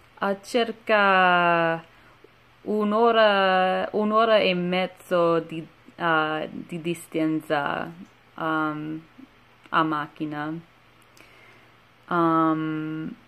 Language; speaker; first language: Italian; non-native, learner; English